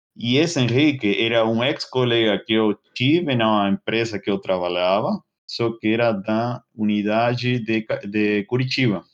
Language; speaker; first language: Portuguese; non-native, fluent; Spanish